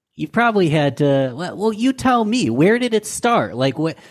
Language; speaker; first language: English; native; English